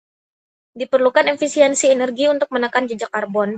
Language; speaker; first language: Indonesian; native; Indonesian